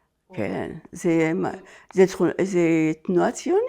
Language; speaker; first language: Hebrew; non-native, fluent; French